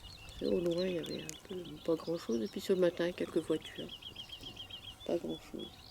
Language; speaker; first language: French; native; French